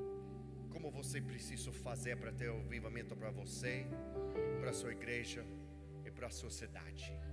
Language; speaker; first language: Portuguese; non-native, learner; English